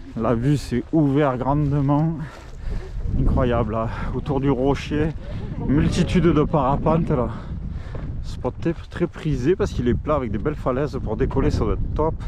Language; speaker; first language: French; native; French